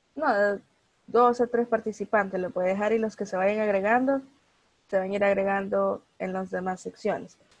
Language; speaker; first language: Spanish; native; Spanish